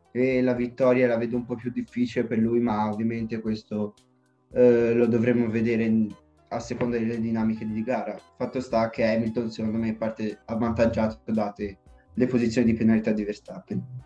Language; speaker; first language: Italian; native; Italian